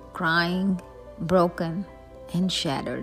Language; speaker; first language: English; non-native, local second language; Hindi